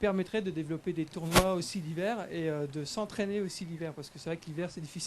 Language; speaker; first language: French; native; French